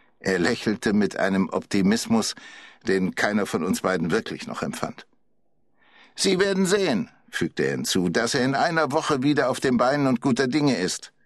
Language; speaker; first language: German; native; German